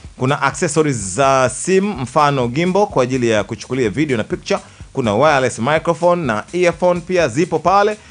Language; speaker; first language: Swahili; native; Swahili